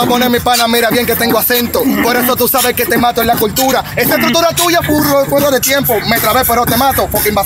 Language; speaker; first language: Spanish; native; Spanish